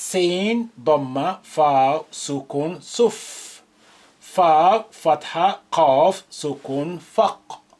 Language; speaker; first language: Arabic; non-native, fluent; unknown